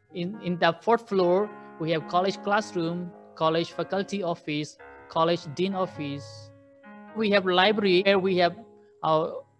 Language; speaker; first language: English; non-native, fluent; Burmese